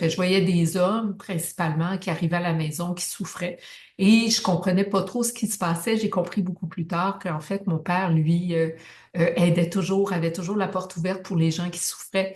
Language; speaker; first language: French; native; French